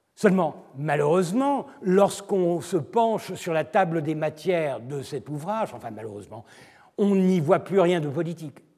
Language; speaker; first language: French; non-native, fluent; Turkish